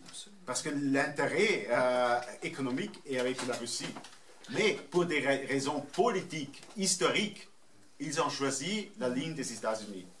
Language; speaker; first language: French; non-native, fluent; German